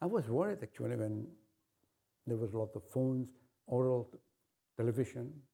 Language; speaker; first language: English; non-native, fluent; Indonesian